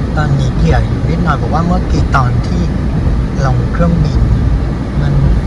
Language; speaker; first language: Thai; non-native, fluent; Vietnamese